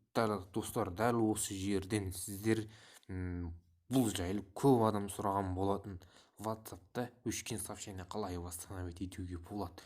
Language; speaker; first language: Kazakh; non-native, local second language; Russian